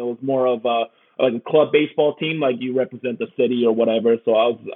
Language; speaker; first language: English; early bilingual, other home language; Korean